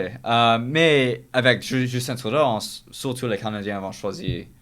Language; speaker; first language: French; non-native, learner; English